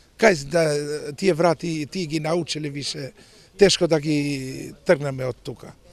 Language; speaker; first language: Macedonian; non-native, local second language; Albanian